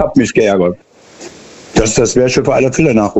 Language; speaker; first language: German; native; German